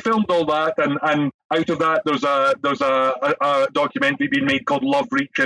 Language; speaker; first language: English; native; English